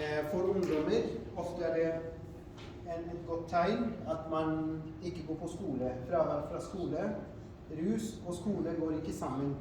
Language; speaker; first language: Norwegian; non-native, fluent; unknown